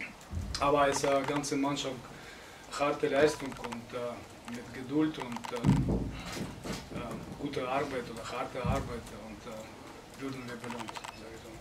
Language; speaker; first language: German; non-native, fluent; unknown